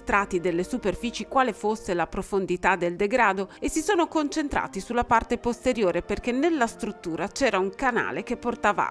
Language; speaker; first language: Italian; native; Italian